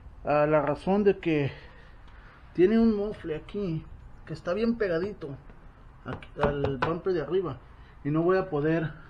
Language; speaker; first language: Spanish; early bilingual, heritage; Spanish